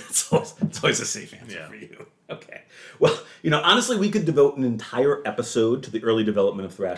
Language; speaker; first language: English; native; English